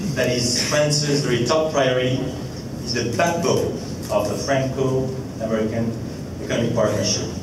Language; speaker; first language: English; non-native, fluent; French